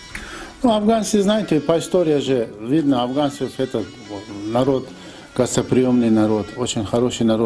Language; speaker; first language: Russian; non-native, fluent; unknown